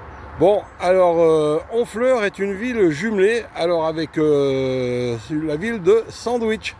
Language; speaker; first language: French; native; French